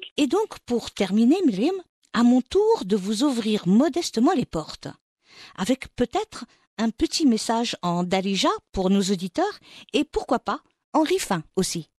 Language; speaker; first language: French; non-native, local second language; Arabic